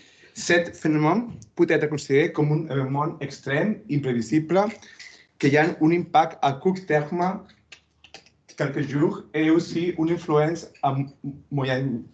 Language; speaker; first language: French; non-native, fluent; Spanish